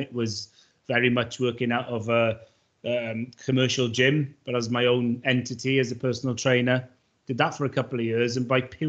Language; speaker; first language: English; native; English